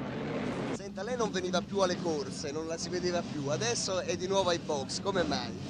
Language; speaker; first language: Italian; native; Italian